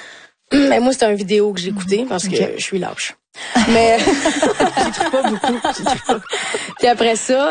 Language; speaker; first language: French; native; French